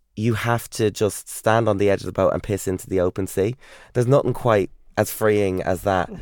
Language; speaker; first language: English; native; English